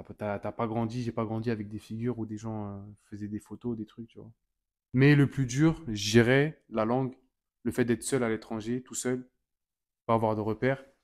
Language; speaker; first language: French; native; French